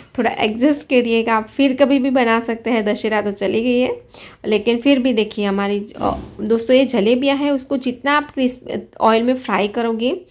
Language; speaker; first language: Hindi; non-native, local second language; Gujarati